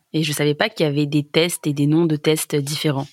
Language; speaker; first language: French; native; French